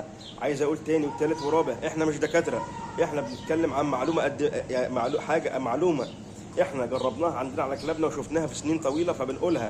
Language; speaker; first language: Arabic; native; Arabic